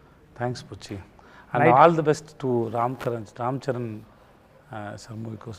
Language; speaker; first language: Telugu; non-native, learner; Tamil